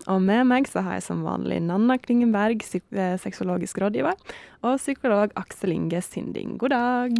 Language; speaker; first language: Norwegian; native; Norwegian